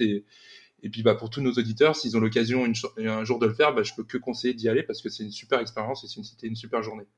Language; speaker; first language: French; native; French